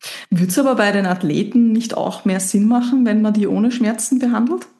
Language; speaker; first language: German; native; German